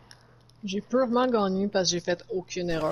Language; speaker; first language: French; native; French